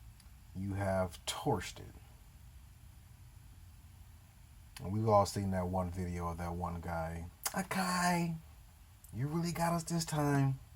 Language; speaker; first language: English; native; English